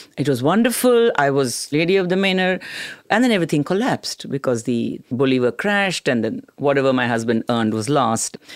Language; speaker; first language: English; non-native, local second language; Tamil